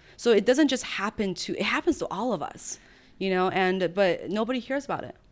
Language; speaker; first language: English; early bilingual, other home language; Chinese